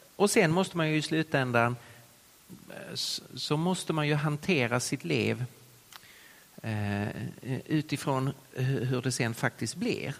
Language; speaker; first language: Swedish; native; Swedish